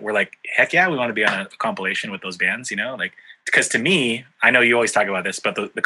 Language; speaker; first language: English; native; English